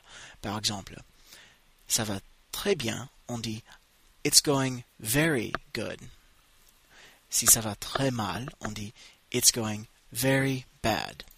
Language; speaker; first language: French; non-native, fluent; English